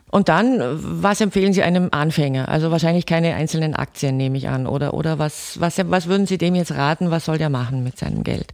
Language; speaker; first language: German; native; German